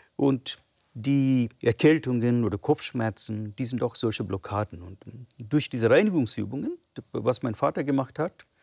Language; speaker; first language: German; non-native, fluent; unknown